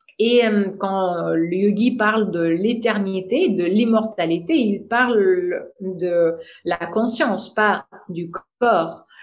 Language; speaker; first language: French; non-native, fluent; Russian